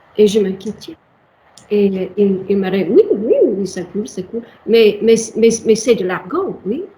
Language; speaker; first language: French; non-native, fluent; English